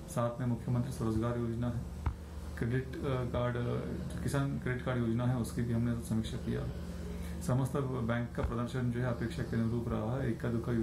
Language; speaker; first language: Hindi; native; Hindi